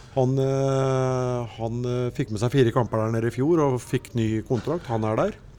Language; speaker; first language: Norwegian; native; Norwegian